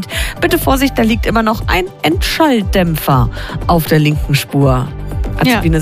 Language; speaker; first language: German; native; German